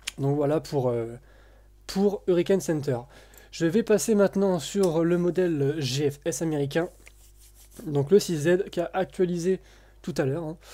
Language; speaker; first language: French; native; French